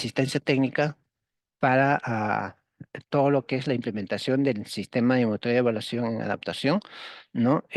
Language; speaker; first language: Spanish; native; Spanish